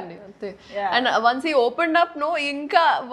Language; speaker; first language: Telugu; non-native, local second language; Urdu